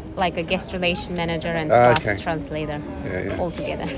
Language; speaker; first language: English; non-native, fluent; Russian